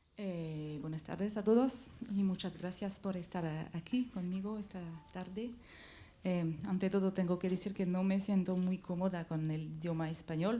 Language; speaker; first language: Spanish; non-native, learner; French